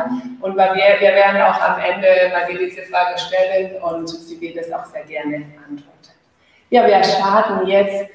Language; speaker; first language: German; non-native, fluent; Spanish